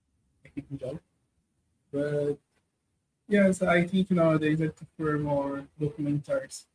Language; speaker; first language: English; non-native, learner; Portuguese